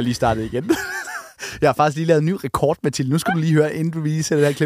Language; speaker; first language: Danish; native; Danish